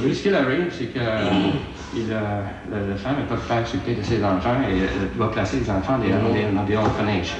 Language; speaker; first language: French; non-native, fluent; English